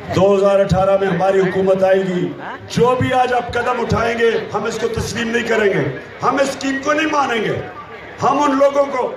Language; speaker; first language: Urdu; native; Urdu